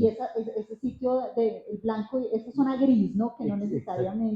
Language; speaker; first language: Spanish; native; Spanish